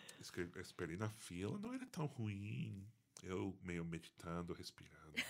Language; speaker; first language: Portuguese; non-native, fluent; English